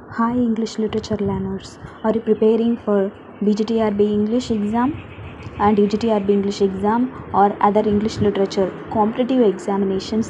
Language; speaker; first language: English; non-native, local second language; Tamil